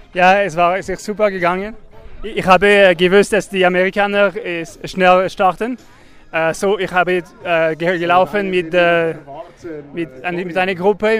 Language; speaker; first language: German; non-native, learner; French